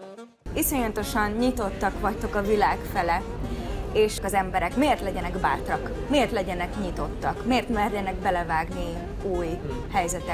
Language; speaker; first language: Hungarian; native; Hungarian